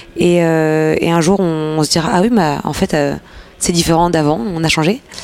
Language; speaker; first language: French; native; French